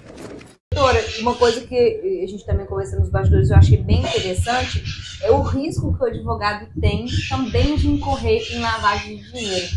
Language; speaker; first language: Portuguese; native; Portuguese